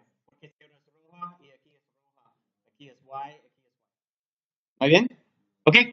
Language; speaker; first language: Spanish; non-native, learner; English